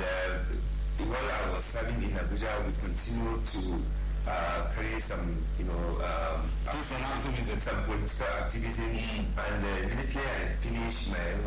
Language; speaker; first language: English; non-native, local second language; Hausa